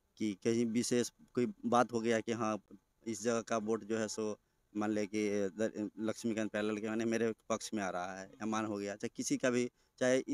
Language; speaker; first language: Hindi; native; Hindi